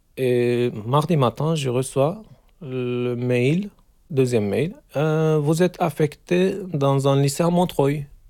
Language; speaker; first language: French; non-native, learner; Turkish